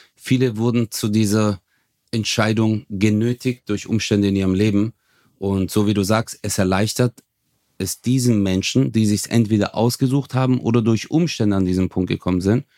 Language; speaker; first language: German; early bilingual, other home language; Turkish